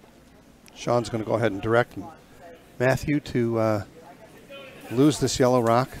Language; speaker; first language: English; native; English